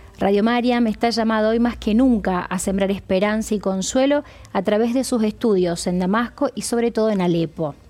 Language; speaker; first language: Spanish; native; Spanish